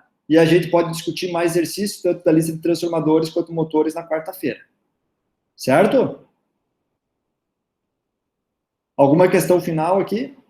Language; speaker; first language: Portuguese; native; Portuguese